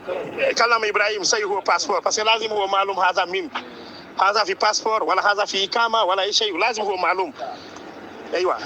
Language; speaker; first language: Arabic; non-native, learner; Amharic